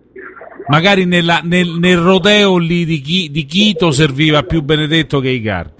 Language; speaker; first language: Italian; native; Italian